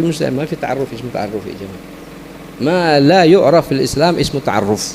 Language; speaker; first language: Arabic; non-native, fluent; Indonesian